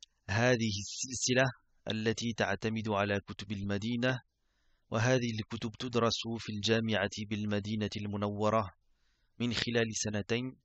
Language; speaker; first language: Arabic; non-native, fluent; French